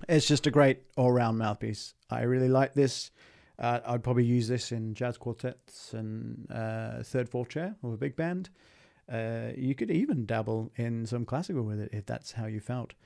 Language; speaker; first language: English; native; English